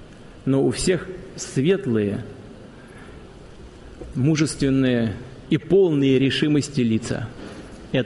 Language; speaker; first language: Russian; native; Russian